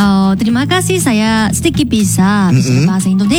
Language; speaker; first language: Indonesian; non-native, learner; Korean